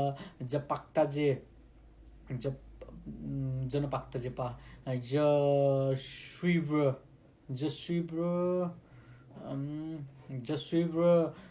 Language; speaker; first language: French; non-native, learner; Nepali